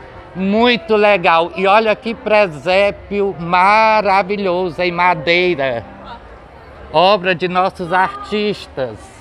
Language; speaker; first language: Portuguese; native; Portuguese